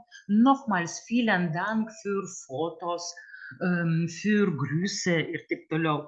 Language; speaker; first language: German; non-native, fluent; Lithuanian